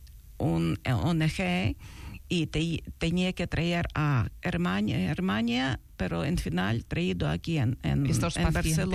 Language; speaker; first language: Spanish; non-native, learner; Ukrainian